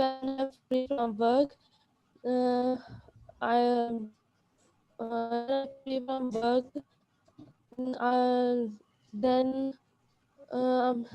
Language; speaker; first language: English; non-native, learner; Urdu